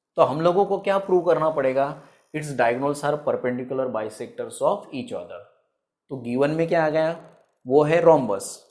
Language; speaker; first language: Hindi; non-native, local second language; Marathi